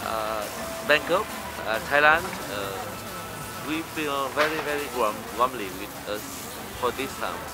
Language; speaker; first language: English; non-native, learner; Vietnamese